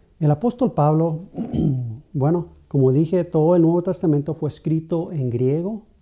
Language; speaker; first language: Spanish; non-native, fluent; English